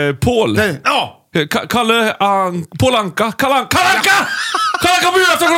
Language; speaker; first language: Swedish; native; Swedish